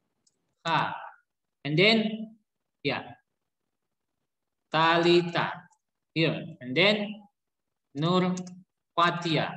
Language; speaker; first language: English; non-native, learner; Indonesian